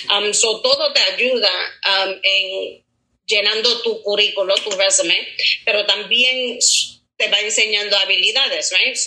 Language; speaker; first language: Spanish; early bilingual, heritage; Spanish